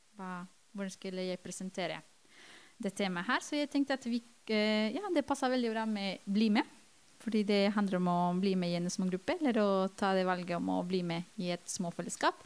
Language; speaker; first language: Norwegian; non-native, fluent; Spanish